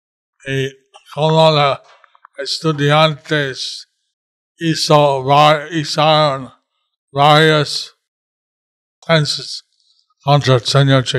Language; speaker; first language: Spanish; non-native, learner; English